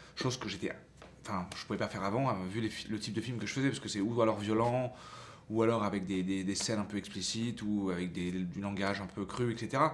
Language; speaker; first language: French; native; French